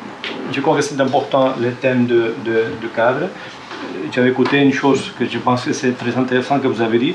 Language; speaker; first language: French; non-native, fluent; Spanish